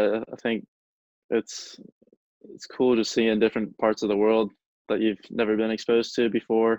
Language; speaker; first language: English; native; English